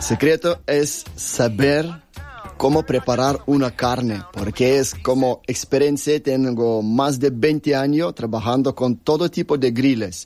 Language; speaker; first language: Spanish; non-native, learner; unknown